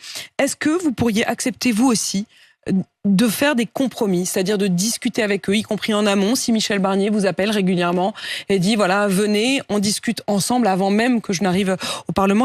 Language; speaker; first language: French; native; French